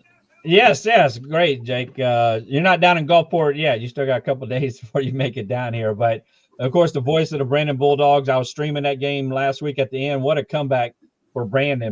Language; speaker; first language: English; native; English